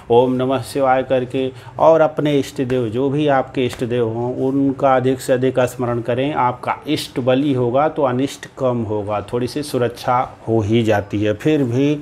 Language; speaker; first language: Hindi; native; Hindi